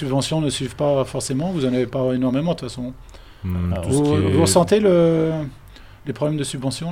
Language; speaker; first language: French; native; French